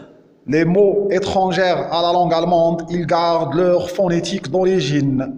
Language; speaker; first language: French; non-native, local second language; Arabic